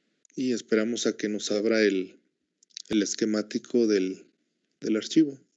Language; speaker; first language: Spanish; native; Spanish